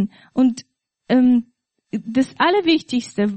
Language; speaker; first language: German; non-native, fluent; Russian